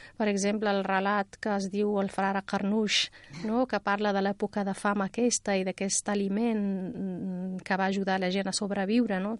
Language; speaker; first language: Catalan; non-native, fluent; Riffian